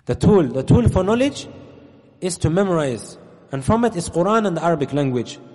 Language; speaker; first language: English; native; English